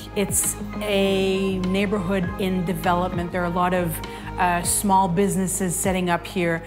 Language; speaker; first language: English; native; English